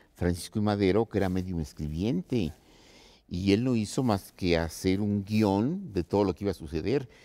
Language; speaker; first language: Spanish; native; Spanish